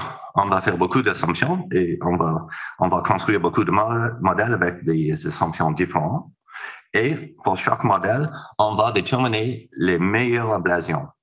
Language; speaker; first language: French; non-native, fluent; English